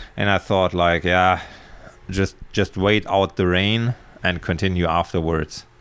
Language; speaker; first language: English; non-native, fluent; German